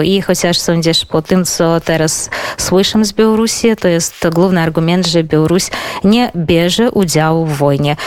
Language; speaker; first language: Polish; non-native, fluent; Belarusian